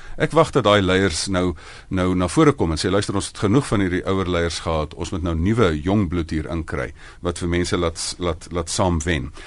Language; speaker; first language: Afrikaans; native; Afrikaans